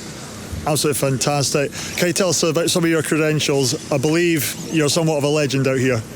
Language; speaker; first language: English; native; English